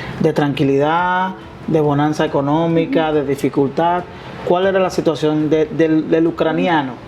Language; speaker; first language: Spanish; native; Spanish